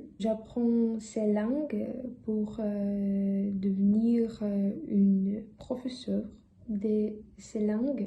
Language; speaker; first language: French; non-native, learner; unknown